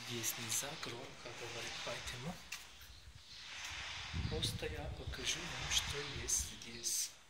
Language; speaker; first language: Russian; non-native, learner; Turkish